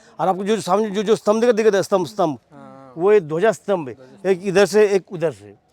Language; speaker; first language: Hindi; non-native, local second language; Marathi